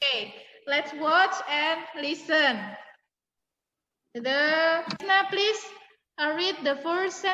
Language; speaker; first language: English; non-native, fluent; Indonesian